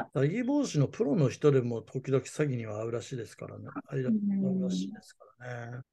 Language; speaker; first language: Japanese; native; Japanese